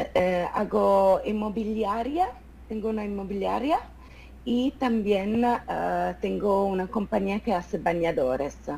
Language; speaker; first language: Spanish; non-native, fluent; Italian